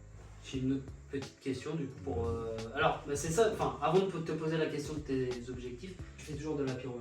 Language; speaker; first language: French; native; French